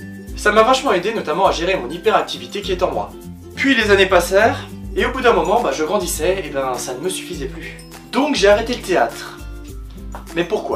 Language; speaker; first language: French; native; French